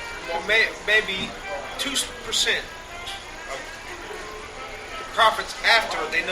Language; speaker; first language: English; native; English